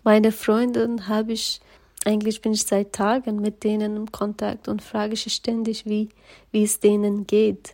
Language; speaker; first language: German; non-native, learner; Persian